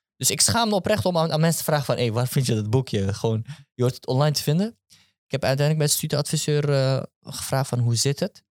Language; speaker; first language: Dutch; early bilingual, other home language; Turkish